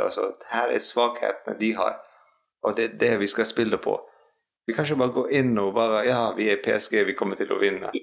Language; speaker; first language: Norwegian; non-native, fluent; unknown